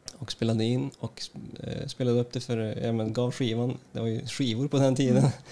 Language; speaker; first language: Swedish; native; Swedish